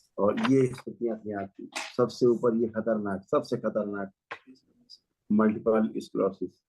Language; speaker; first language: Hindi; native; Hindi